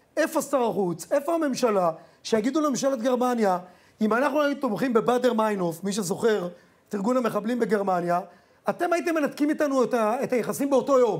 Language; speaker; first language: Hebrew; native; Hebrew